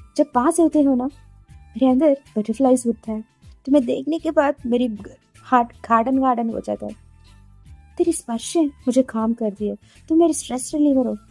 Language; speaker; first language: Hindi; non-native, local second language; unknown